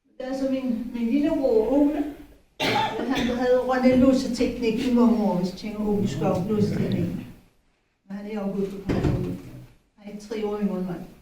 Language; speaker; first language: Danish; native; Danish